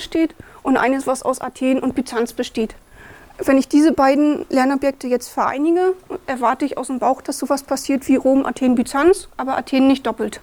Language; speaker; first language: German; native; German